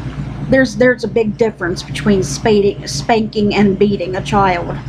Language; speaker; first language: English; native; English